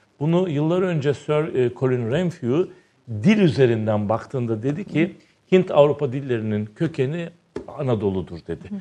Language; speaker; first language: Turkish; native; Turkish